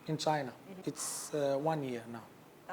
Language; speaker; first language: English; non-native, learner; Arabic